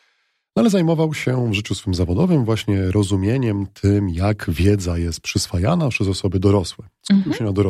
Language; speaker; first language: Polish; native; Polish